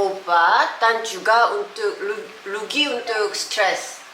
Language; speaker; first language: Indonesian; non-native, learner; Korean